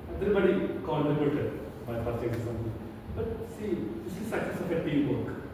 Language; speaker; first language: English; non-native, local second language; Malayalam